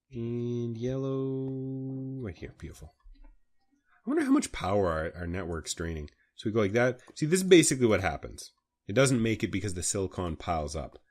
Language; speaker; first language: English; native; English